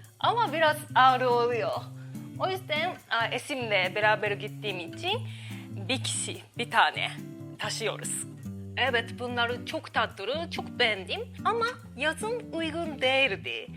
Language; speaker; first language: Turkish; non-native, learner; Japanese